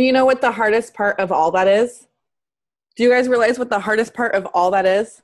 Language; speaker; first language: English; native; English